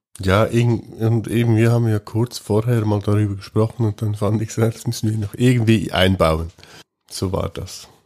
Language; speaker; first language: German; native; German